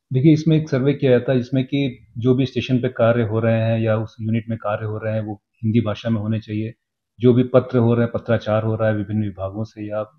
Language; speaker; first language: Hindi; native; Hindi